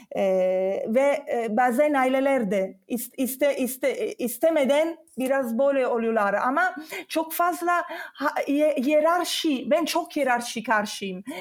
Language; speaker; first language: Turkish; non-native, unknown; Italian